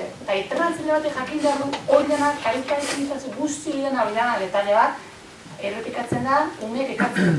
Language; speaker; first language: Basque; native; Basque